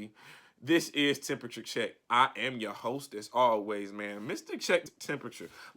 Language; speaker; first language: English; native; English